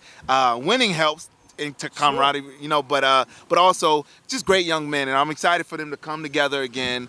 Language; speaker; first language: English; native; English